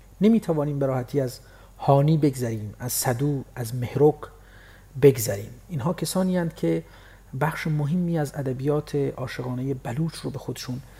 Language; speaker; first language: Persian; non-native, local second language; Baluchi